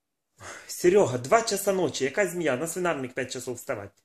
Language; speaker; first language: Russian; non-native, local second language; Ukrainian